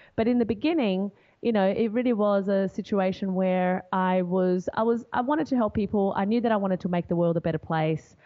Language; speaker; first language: English; non-native, fluent; Portuguese